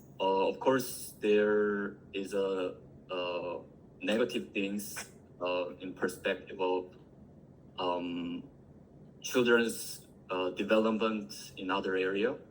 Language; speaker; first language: English; non-native, learner; Korean